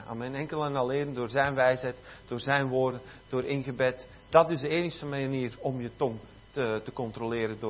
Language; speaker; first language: Dutch; native; Dutch